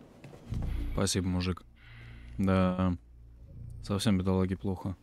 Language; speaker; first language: Russian; native; Russian